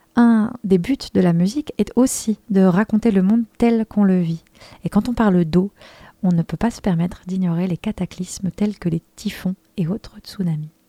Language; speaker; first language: French; native; French